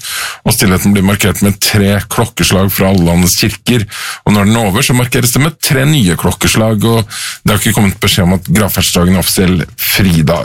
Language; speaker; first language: Norwegian; native; Norwegian